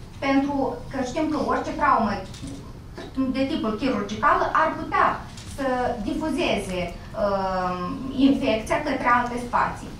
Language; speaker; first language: Romanian; native; Romanian